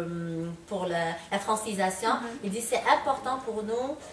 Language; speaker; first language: French; non-native, local second language; Arabic